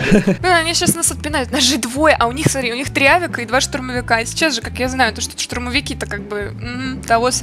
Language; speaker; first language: Russian; native; Russian